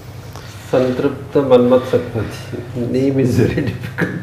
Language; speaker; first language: English; non-native, local second language; Odia